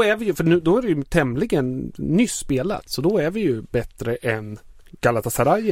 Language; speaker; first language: Swedish; native; Swedish